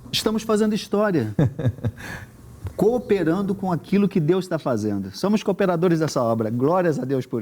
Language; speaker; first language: Portuguese; native; Portuguese